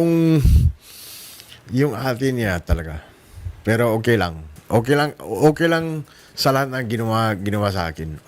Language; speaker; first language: Filipino; non-native, learner; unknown